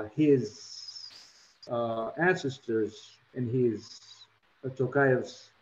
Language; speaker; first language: English; non-native, fluent; Russian